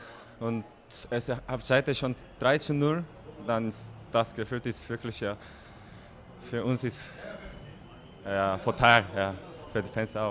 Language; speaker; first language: German; non-native, learner; Korean